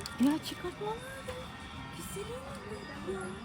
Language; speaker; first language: Turkish; early bilingual, heritage; Turkish